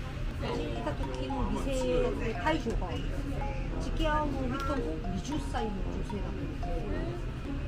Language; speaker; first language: Japanese; non-native, learner; Korean